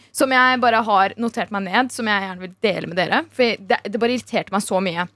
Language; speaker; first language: Norwegian; early bilingual, other home language; Turkish